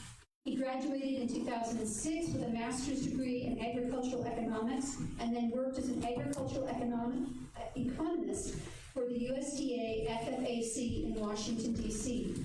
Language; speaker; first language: English; native; English